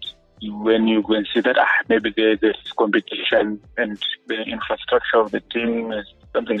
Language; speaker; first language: English; non-native, local second language; Shona